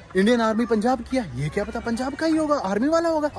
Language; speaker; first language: Hindi; native; Hindi